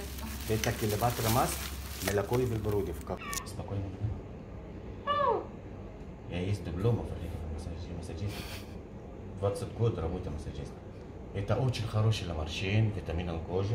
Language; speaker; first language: Russian; non-native, learner; Arabic